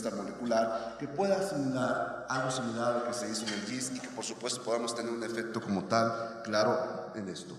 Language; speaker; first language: Spanish; native; Spanish